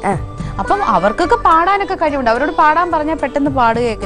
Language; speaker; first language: Malayalam; native; Malayalam